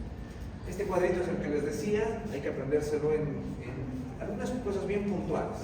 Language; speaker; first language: Spanish; native; Spanish